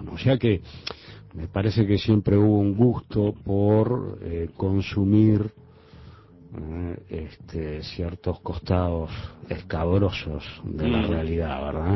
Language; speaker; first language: Spanish; native; Spanish